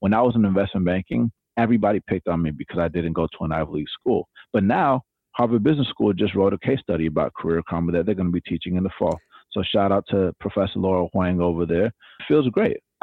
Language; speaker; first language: English; native; English